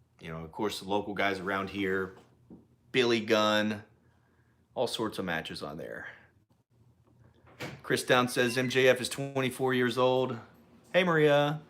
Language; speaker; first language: English; native; English